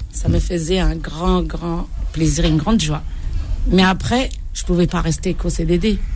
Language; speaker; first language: French; non-native, local second language; Arabic